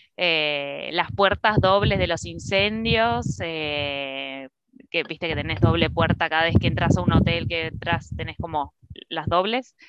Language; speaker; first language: Spanish; native; Spanish